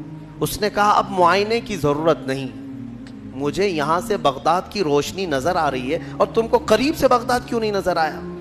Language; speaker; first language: Urdu; native; Urdu